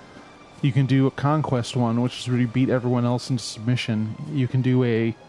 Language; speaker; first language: English; native; English